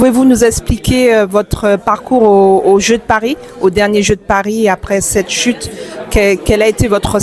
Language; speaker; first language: French; native; French